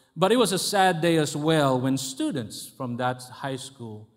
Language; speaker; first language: English; non-native, local second language; Filipino